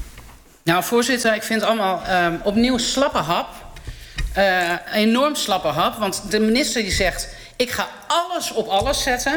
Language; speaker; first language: Dutch; native; Dutch